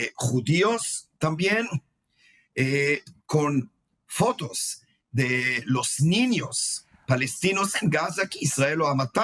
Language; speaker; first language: Spanish; non-native, fluent; Hebrew